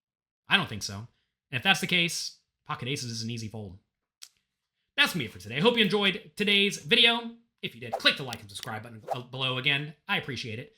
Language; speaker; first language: English; native; English